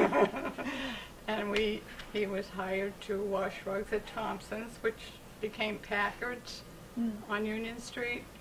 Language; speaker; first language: English; native; English